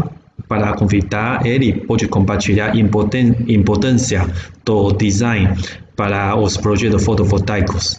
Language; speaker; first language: Portuguese; non-native, learner; Chinese